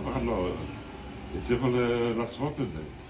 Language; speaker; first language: Hebrew; early bilingual, other home language; German